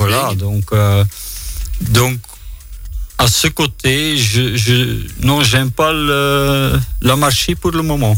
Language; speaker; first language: French; non-native, local second language; Dutch